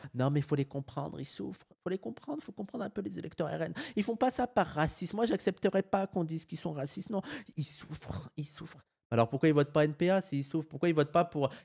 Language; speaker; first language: French; native; French